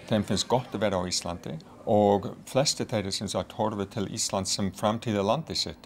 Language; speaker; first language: Icelandic; non-native, fluent; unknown